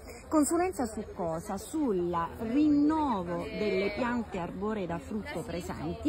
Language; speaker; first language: Italian; native; Italian